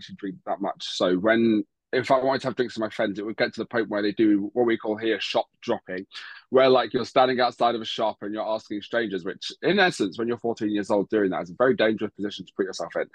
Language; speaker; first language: English; native; English